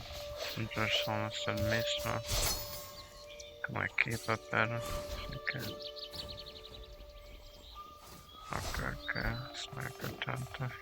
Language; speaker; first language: Spanish; non-native, learner; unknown